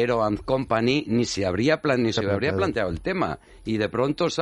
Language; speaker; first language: Spanish; native; Spanish